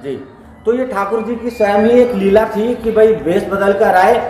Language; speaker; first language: Hindi; native; Hindi